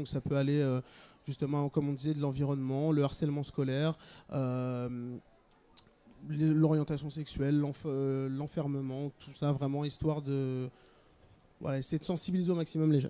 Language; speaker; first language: French; native; French